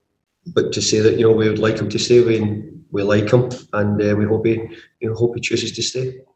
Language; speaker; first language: English; native; English